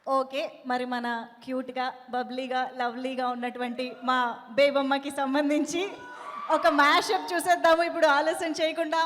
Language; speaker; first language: Telugu; native; Telugu